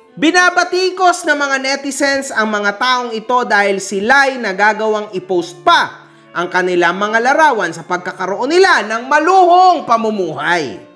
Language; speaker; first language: Filipino; native; Filipino